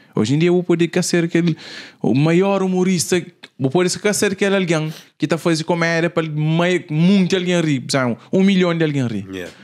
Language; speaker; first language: Portuguese; non-native, local second language; Kabuverdianu